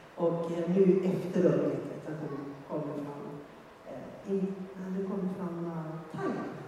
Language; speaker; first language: Swedish; non-native, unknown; Finnish